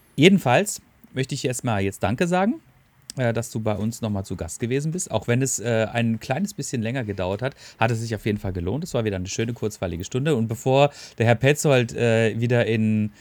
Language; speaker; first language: German; native; German